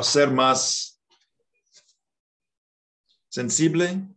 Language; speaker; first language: Spanish; non-native, fluent; English